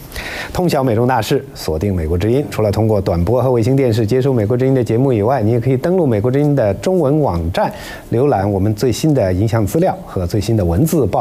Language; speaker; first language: Chinese; native; Chinese